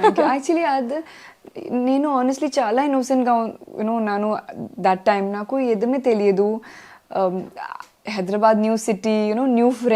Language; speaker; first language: Telugu; non-native, learner; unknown